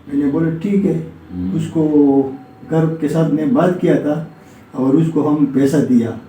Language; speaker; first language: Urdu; non-native, local second language; Pashto